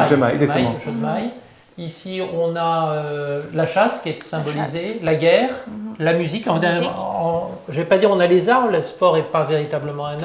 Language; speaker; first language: French; native; French